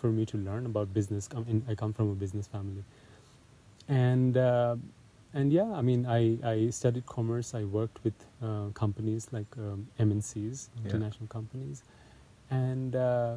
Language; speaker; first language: English; non-native, local second language; Hindi